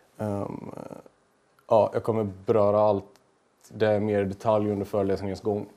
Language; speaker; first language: Swedish; native; Swedish